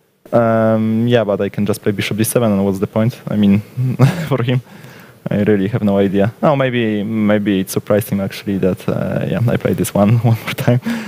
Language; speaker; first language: English; non-native, fluent; Polish